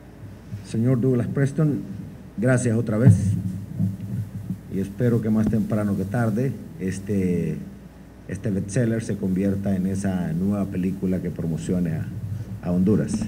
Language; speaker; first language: Spanish; native; Spanish